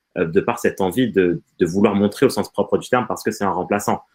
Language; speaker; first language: French; non-native, local second language; Arabic